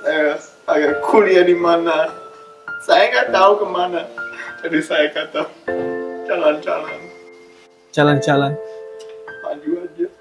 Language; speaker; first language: Indonesian; non-native, learner; English